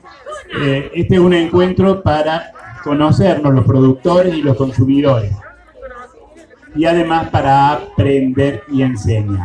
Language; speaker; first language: Spanish; native; Spanish